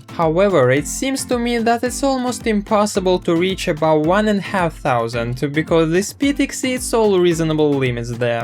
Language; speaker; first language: English; non-native, fluent; Russian